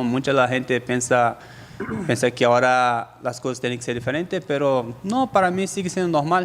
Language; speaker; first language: Spanish; native; Spanish